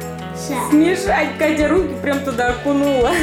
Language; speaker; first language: Russian; native; Russian